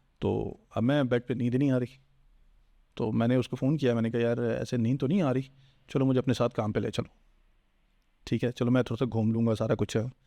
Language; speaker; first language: Urdu; native; Urdu